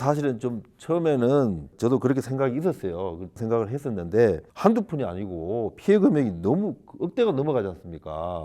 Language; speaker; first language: Korean; native; Korean